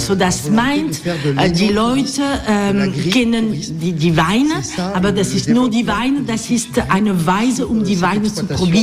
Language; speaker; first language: German; non-native, fluent; French